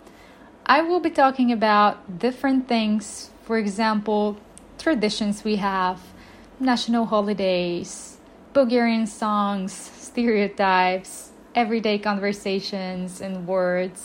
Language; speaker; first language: English; non-native, fluent; Bulgarian